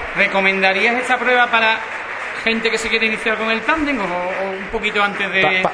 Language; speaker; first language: Spanish; native; Spanish